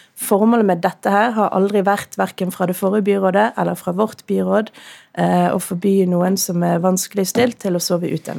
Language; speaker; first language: Norwegian; native; Norwegian